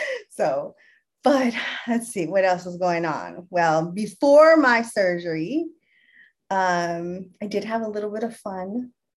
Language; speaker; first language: English; early bilingual, other home language; Spanish